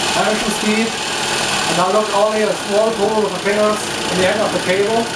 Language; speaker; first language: English; non-native, fluent; German